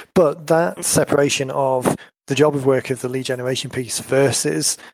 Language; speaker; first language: English; native; English